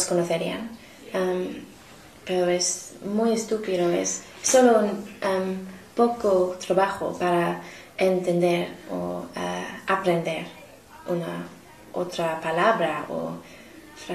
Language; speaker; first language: Spanish; non-native, learner; English